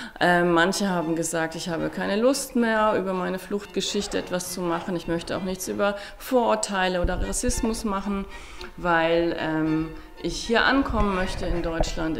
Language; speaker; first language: German; native; German